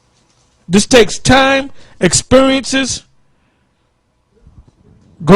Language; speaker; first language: English; native; English